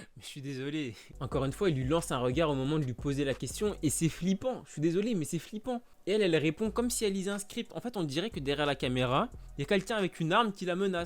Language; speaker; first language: French; native; French